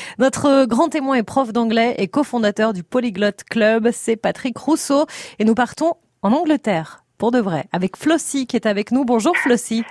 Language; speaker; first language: French; native; French